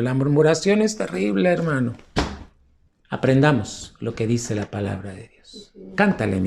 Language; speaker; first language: Spanish; native; Spanish